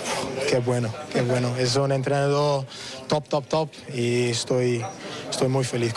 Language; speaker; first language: Spanish; non-native, learner; English